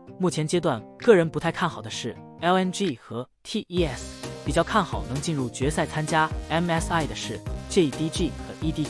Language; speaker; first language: Chinese; native; Chinese